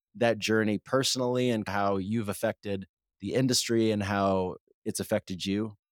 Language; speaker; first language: English; native; English